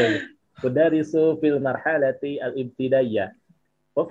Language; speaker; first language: Arabic; non-native, learner; Indonesian